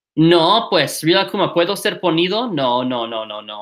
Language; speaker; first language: Spanish; non-native, fluent; English